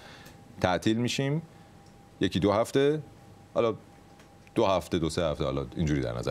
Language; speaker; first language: Persian; native; Persian